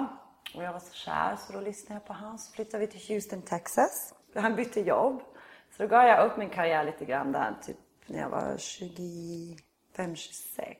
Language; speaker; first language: Swedish; native; Swedish